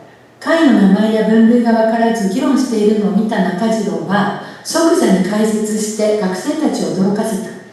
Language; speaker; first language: Japanese; native; Japanese